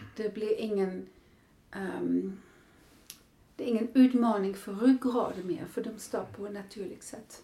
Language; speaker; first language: Swedish; non-native, fluent; Dutch